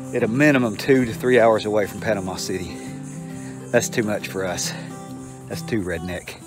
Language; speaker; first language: English; native; English